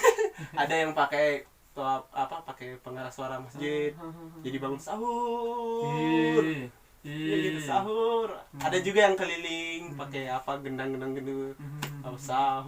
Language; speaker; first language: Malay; non-native, local second language; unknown